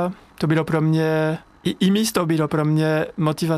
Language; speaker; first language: Czech; non-native, learner; French